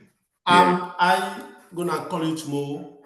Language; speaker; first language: English; non-native, learner; French